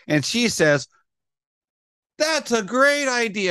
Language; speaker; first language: English; native; English